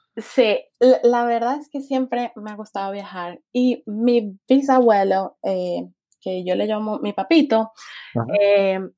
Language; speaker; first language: Spanish; native; Spanish